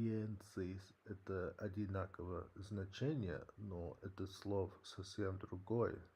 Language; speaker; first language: Russian; non-native, learner; English